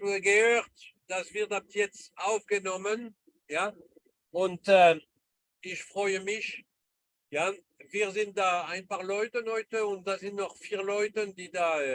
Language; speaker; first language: German; non-native, fluent; French